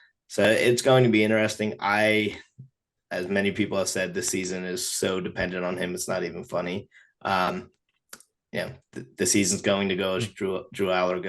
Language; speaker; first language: English; native; English